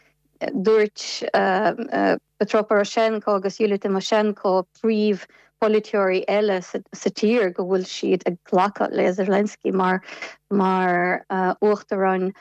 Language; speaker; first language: Irish; non-native, fluent; Ukrainian